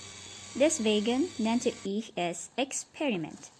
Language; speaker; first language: German; non-native, learner; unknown